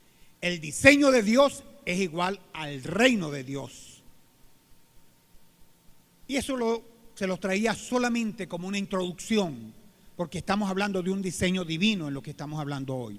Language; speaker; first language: Spanish; native; Spanish